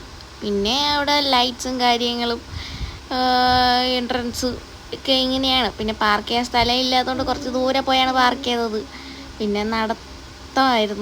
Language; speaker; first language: Malayalam; native; Malayalam